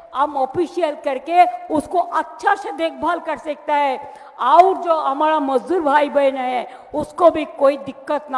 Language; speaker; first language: Hindi; non-native, local second language; Bangla